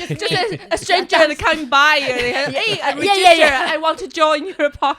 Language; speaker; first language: English; non-native, learner; Chinese